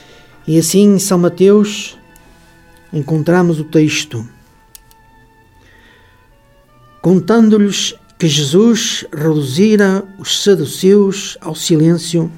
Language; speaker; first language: Portuguese; native; Portuguese